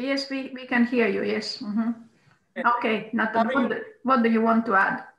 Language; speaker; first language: English; non-native, fluent; Croatian